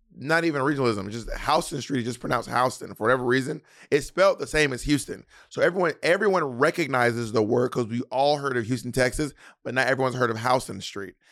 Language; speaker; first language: English; native; English